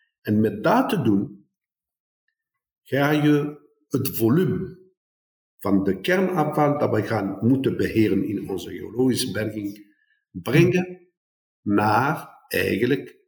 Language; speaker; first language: Dutch; non-native, fluent; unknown